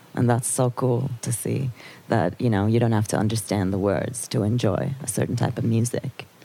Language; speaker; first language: English; non-native, fluent; Turkish